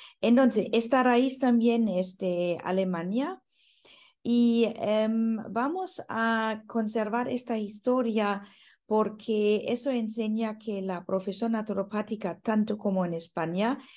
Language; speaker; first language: Spanish; non-native, fluent; German